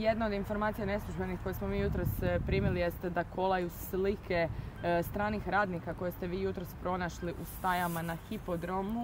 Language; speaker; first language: Croatian; native; Croatian